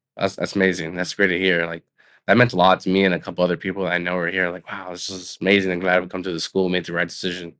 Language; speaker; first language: English; native; English